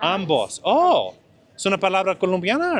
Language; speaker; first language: Spanish; non-native, learner; English